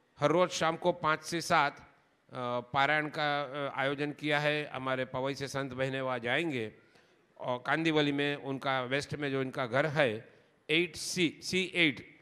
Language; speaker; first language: Hindi; non-native, local second language; Gujarati